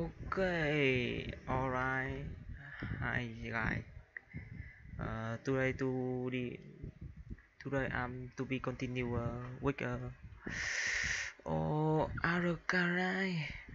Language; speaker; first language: English; non-native, learner; Vietnamese